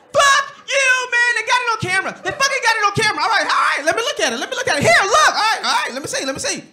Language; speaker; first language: English; native; English